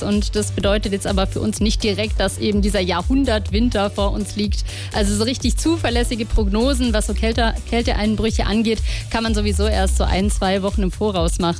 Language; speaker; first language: German; native; German